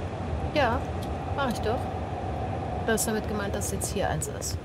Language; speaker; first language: German; native; German